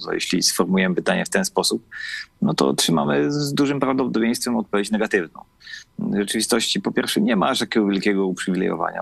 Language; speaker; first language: Polish; native; Polish